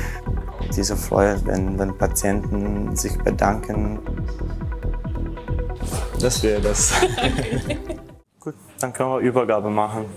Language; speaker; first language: German; non-native, fluent; Albanian